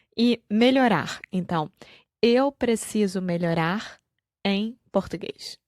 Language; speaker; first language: Portuguese; native; Portuguese